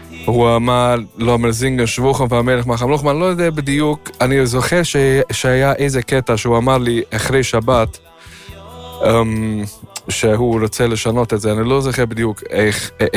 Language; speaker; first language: Hebrew; non-native, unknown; Yiddish